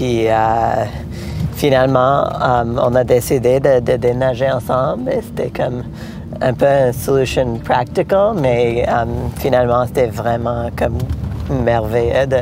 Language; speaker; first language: French; non-native, local second language; English